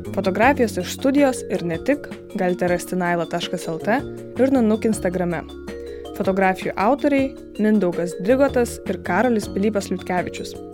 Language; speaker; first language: Lithuanian; non-native, local second language; Polish